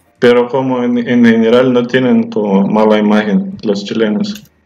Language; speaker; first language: Spanish; non-native, fluent; Russian